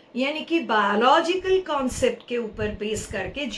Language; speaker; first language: Hindi; non-native, local second language; Bangla